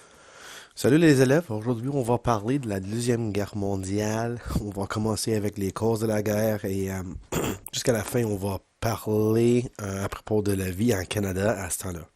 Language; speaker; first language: French; non-native, local second language; English